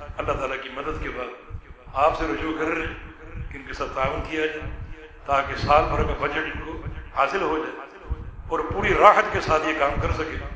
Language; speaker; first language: Urdu; native; Urdu